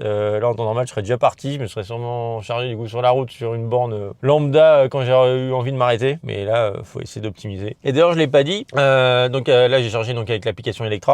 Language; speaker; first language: French; native; French